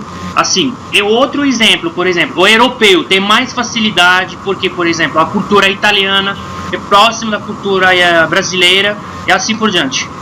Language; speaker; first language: Portuguese; non-native, fluent; Arabic